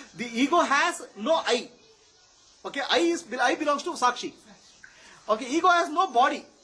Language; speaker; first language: English; non-native, local second language; Kannada